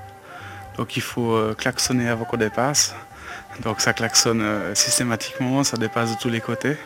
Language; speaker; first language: French; native; French